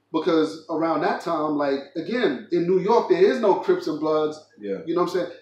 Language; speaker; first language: English; native; English